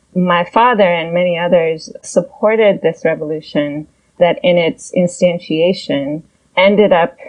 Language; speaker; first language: English; early bilingual, other home language; Persian